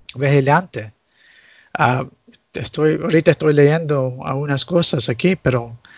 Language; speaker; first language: Spanish; early bilingual, heritage; Spanish